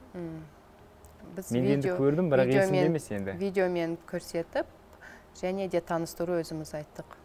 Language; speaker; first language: Kazakh; non-native, local second language; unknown